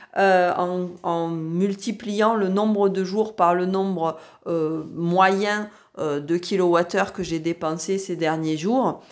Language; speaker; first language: French; native; French